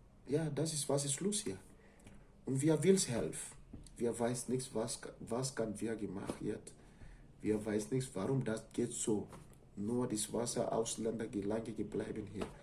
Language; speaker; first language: German; non-native, learner; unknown